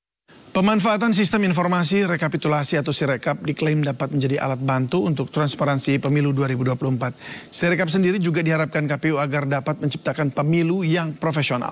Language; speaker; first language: Indonesian; native; Indonesian